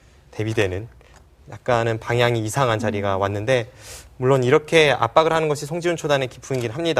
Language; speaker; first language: Korean; native; Korean